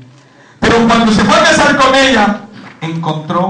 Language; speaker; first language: Spanish; native; Spanish